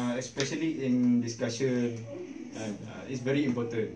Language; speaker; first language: English; non-native, learner; Malay